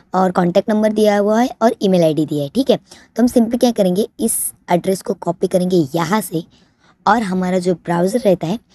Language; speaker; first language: Hindi; native; Hindi